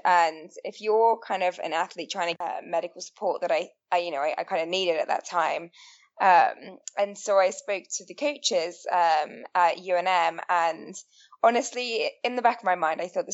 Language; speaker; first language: English; native; English